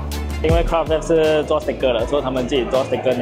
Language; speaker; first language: Chinese; native; Chinese